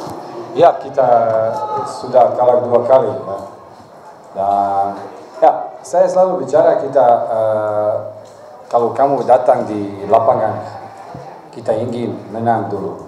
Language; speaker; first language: Indonesian; non-native, learner; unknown